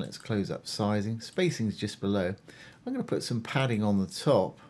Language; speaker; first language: English; native; English